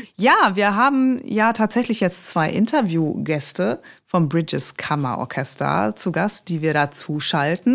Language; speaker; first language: German; native; German